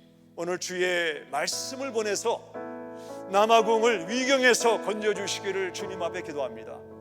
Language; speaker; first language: Korean; native; Korean